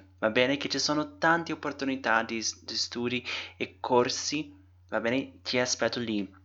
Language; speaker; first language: Italian; non-native, fluent; Portuguese